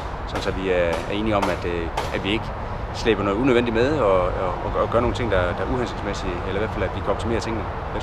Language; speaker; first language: Danish; native; Danish